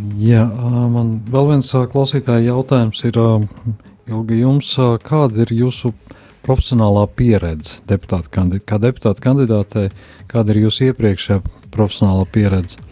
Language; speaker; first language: Latvian; native; Latvian